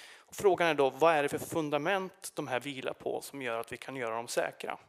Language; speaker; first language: Swedish; native; Swedish